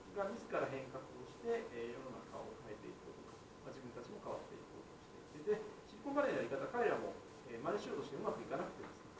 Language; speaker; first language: Japanese; native; Japanese